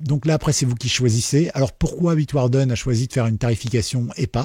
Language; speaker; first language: French; native; French